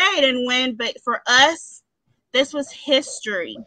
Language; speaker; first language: English; early bilingual, other home language; Spanish